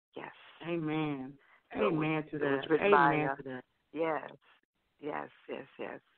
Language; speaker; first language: English; native; English